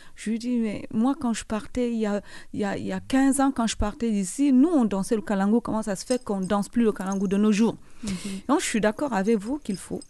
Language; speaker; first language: French; non-native, local second language; Fula